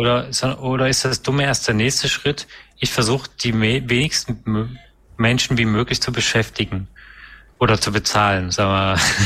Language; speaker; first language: German; native; German